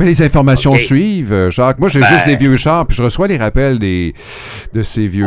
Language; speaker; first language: French; native; French